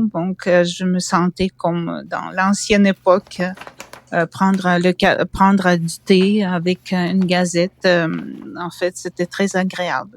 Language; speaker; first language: French; non-native, fluent; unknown